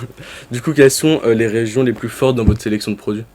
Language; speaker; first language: French; native; French